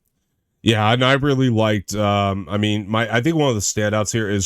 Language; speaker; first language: English; native; English